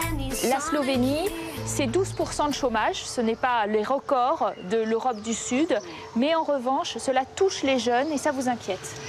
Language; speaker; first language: French; native; French